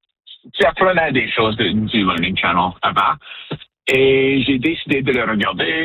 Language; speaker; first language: French; non-native, local second language; English